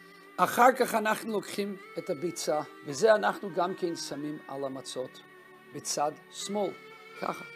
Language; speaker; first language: Hebrew; non-native, fluent; Russian